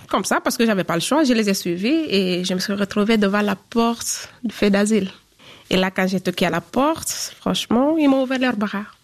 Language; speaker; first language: French; non-native, local second language; Fula